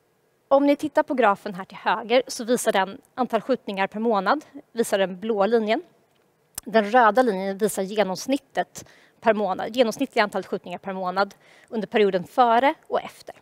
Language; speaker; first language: Swedish; native; Swedish